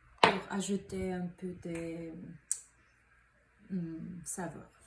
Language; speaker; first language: French; non-native, learner; Spanish